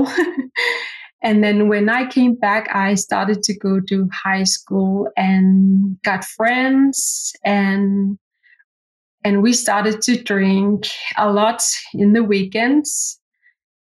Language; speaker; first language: English; non-native, fluent; Kalaallisut